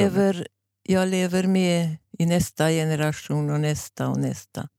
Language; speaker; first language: Swedish; non-native, fluent; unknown